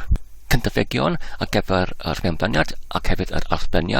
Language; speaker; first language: Welsh; non-native, learner; English